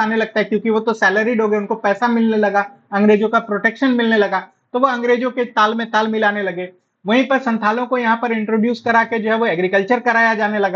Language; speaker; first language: Hindi; native; Hindi